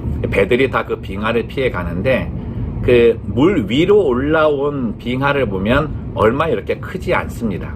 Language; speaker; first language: Korean; native; Korean